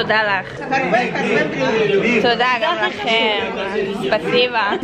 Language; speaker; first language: Hebrew; native; Hebrew